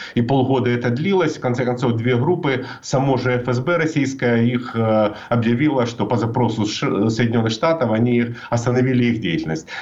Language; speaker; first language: Russian; native; Russian